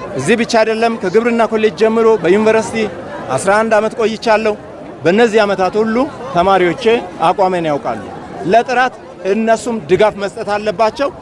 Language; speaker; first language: Amharic; non-native, local second language; Wolaytta